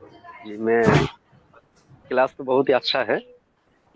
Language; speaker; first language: Hindi; non-native, local second language; Bangla